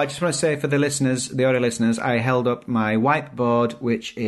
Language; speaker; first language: English; native; English